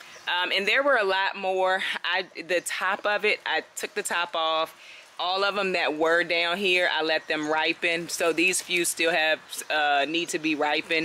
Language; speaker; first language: English; native; English